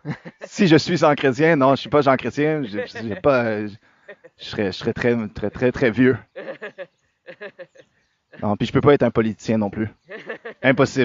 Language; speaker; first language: French; native; French